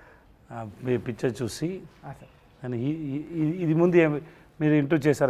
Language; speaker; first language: Telugu; non-native, learner; Tamil